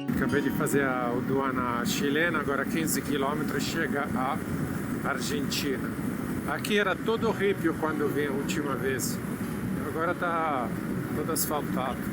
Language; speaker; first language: Portuguese; non-native, fluent; Italian